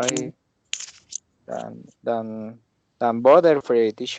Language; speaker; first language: English; non-native, learner; Spanish